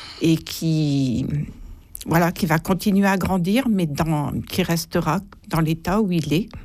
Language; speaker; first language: French; native; French